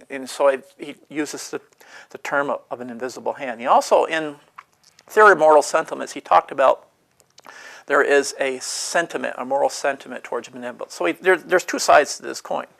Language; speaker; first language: English; native; English